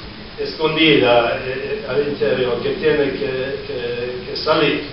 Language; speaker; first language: Spanish; non-native, learner; English